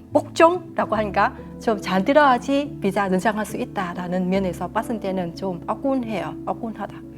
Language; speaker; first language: Korean; non-native, fluent; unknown